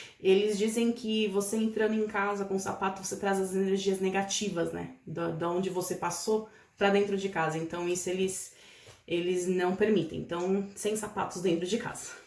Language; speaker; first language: Portuguese; native; Portuguese